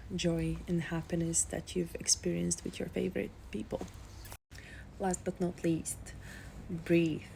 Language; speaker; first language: English; non-native, fluent; Bulgarian